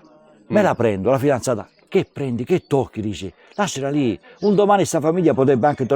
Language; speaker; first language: Italian; native; Italian